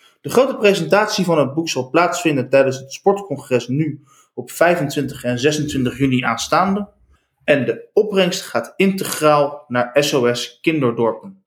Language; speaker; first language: Dutch; native; Dutch